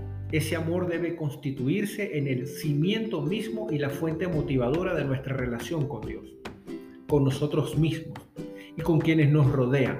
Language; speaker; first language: Spanish; native; Spanish